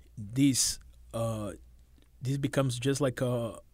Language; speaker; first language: English; non-native, fluent; Portuguese